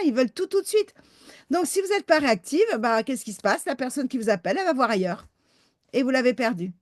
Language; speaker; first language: French; native; French